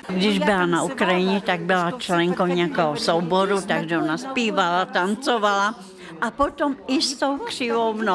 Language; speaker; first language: Czech; non-native, fluent; Russian